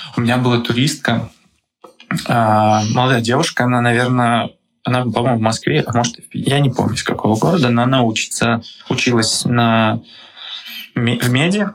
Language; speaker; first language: Russian; native; Russian